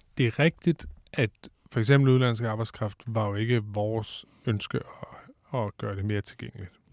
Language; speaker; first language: Danish; native; Danish